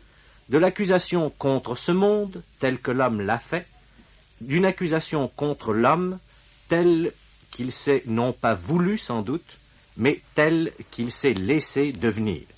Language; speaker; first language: French; native; French